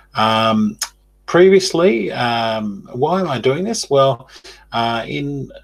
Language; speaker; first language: English; native; English